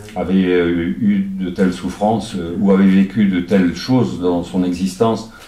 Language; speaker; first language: French; native; French